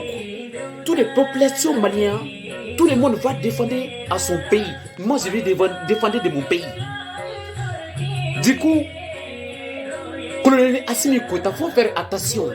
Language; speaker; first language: French; non-native, local second language; Bambara